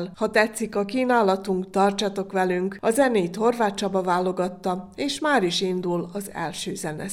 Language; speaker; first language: Hungarian; native; Hungarian